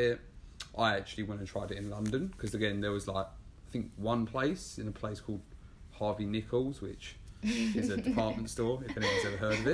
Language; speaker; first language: English; native; English